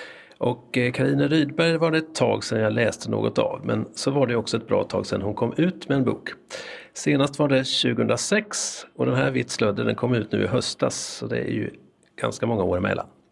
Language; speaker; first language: Swedish; native; Swedish